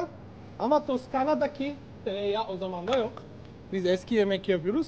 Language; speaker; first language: Turkish; non-native, learner; Italian